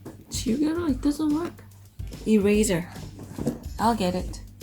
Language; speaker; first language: English; non-native, fluent; Korean